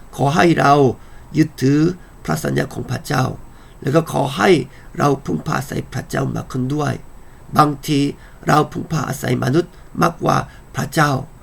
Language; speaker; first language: Thai; non-native, fluent; Korean